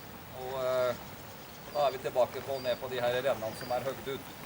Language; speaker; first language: Norwegian; native; Norwegian